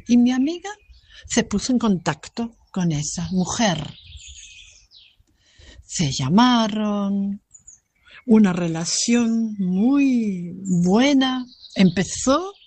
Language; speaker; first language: Spanish; non-native, fluent; German